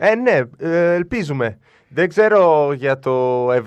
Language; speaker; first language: Greek; non-native, learner; Italian